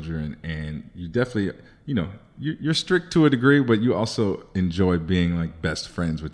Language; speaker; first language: English; native; English